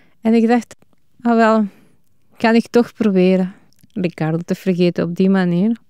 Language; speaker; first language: Dutch; non-native, fluent; Spanish